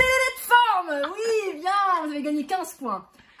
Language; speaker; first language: French; native; French